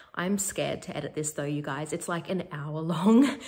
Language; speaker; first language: English; native; English